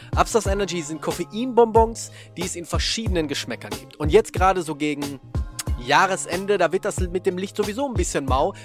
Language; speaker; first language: German; native; German